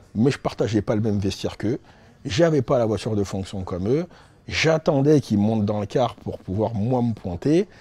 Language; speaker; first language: French; native; French